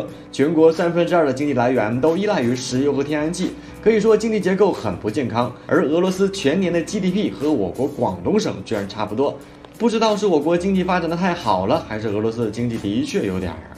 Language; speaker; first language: Chinese; native; Chinese